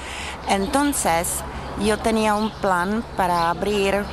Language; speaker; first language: Spanish; non-native, learner; Czech